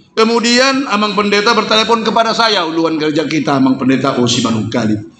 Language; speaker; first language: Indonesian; non-native, local second language; Batak Toba